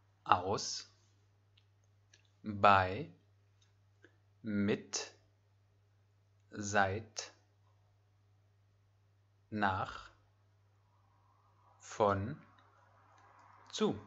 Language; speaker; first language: German; non-native, fluent; French